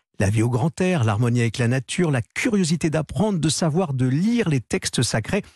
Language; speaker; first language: French; native; French